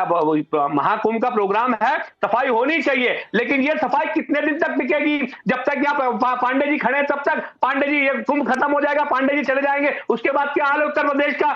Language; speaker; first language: Hindi; native; Hindi